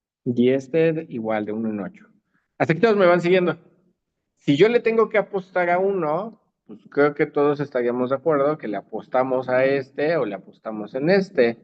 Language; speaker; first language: Spanish; native; Spanish